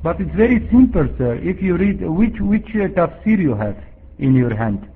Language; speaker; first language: English; non-native, fluent; Arabic